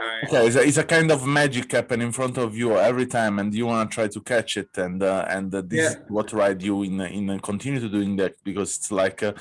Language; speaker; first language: English; non-native, fluent; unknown